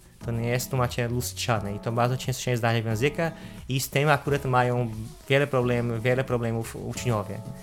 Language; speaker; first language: Polish; non-native, fluent; Portuguese